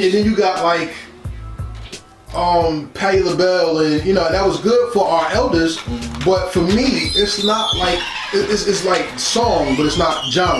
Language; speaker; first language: English; native; English